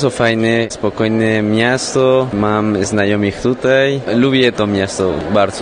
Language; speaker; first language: Polish; non-native, learner; Spanish